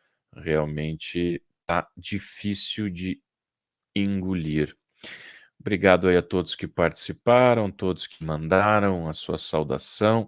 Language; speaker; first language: Portuguese; native; Portuguese